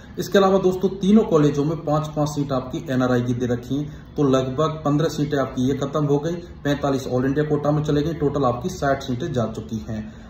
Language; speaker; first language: Hindi; native; Hindi